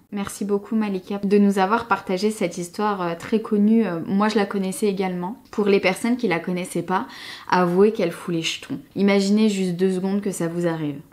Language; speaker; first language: French; native; French